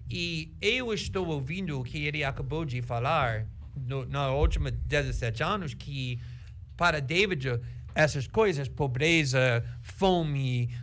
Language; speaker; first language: Portuguese; non-native, fluent; English